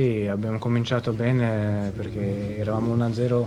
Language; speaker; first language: Italian; non-native, fluent; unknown